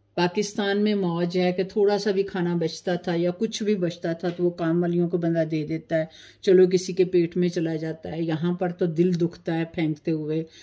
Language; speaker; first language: Urdu; native; Urdu